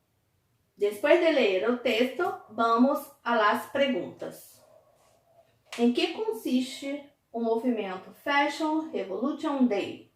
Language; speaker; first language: Spanish; non-native, fluent; Portuguese